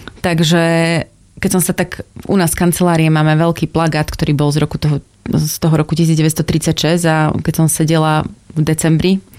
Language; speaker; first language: Slovak; native; Slovak